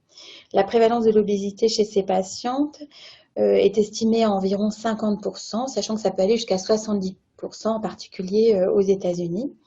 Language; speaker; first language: French; native; French